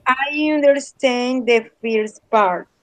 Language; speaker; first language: English; non-native, learner; Spanish